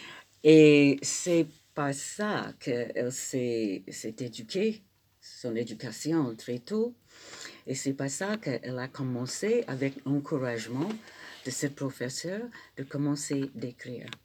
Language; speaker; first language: French; non-native, fluent; English